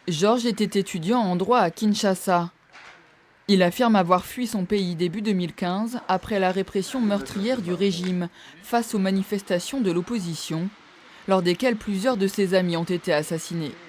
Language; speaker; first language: French; native; French